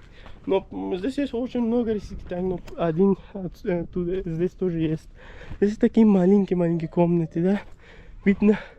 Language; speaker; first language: Russian; non-native, learner; Pashto